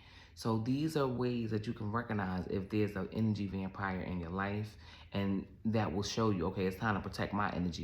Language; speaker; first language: English; native; English